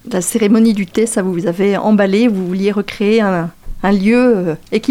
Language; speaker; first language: French; native; French